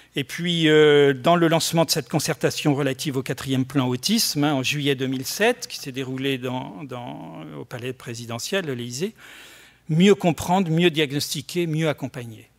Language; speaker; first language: French; native; French